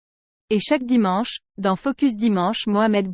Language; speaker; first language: French; native; French